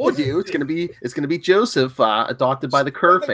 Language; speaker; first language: English; native; English